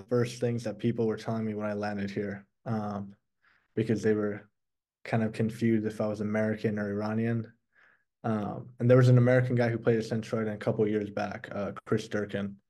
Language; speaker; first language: English; early bilingual, other home language; Persian